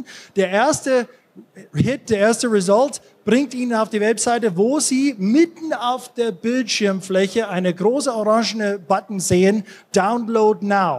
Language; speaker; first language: German; non-native, fluent; English